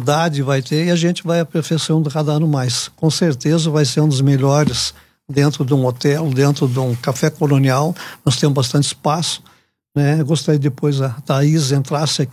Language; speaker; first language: Portuguese; native; Portuguese